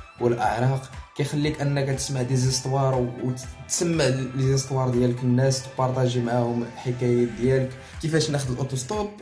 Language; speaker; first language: Arabic; native; Arabic